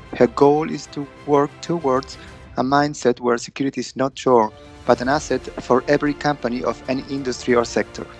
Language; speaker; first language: English; non-native, fluent; Spanish